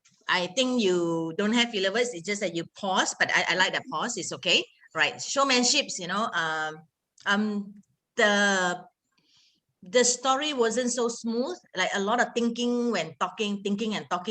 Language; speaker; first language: English; non-native, local second language; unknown